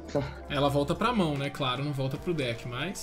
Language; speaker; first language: Portuguese; native; Portuguese